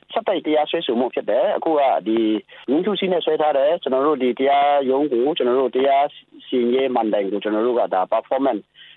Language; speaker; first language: Burmese; non-native, local second language; Kachin